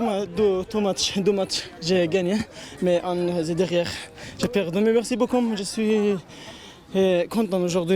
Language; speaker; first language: French; non-native, learner; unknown